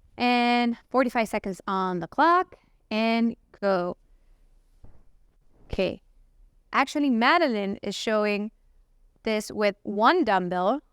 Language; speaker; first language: English; non-native, fluent; Italian